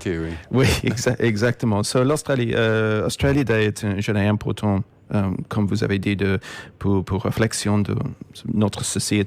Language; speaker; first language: French; non-native, fluent; English